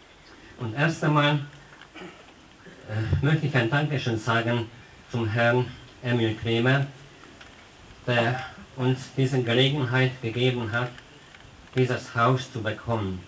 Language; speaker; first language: German; non-native, local second language; Hungarian